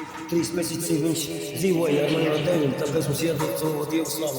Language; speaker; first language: Latvian; non-native, local second language; Russian